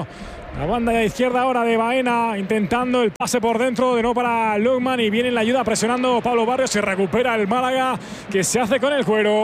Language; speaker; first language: Spanish; native; Spanish